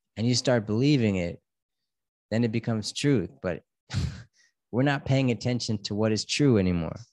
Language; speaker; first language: English; native; English